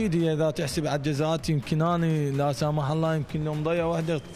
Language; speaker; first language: Arabic; native; Arabic